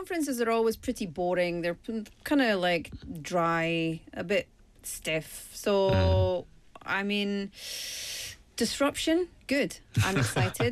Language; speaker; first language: English; native; English